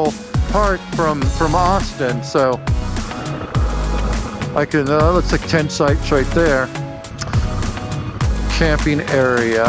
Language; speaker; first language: English; native; English